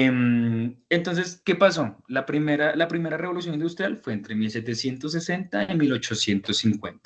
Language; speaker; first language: Spanish; native; Spanish